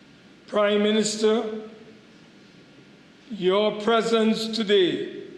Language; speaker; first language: English; native; English